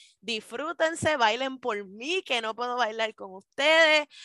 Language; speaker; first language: Spanish; native; Spanish